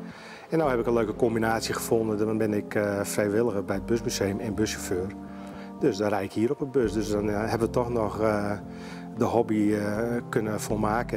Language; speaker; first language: Dutch; native; Dutch